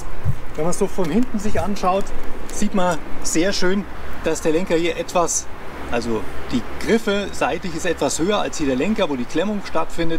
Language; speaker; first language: German; native; German